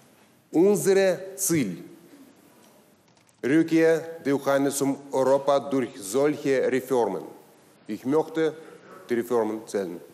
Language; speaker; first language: German; non-native, learner; Russian